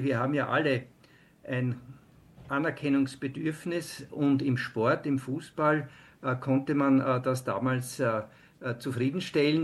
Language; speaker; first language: German; native; German